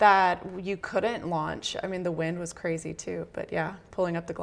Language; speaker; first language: English; native; English